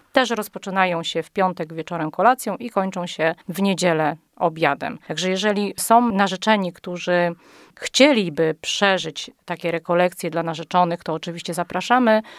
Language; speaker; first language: Polish; native; Polish